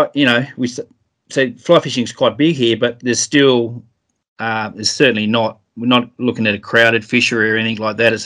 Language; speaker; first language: English; native; English